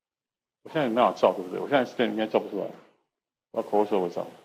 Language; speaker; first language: Chinese; native; Chinese